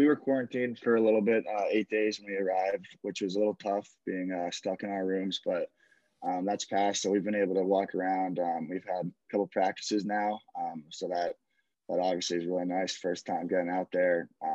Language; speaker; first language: English; native; English